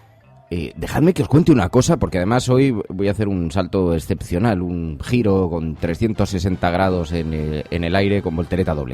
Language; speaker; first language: Spanish; native; Spanish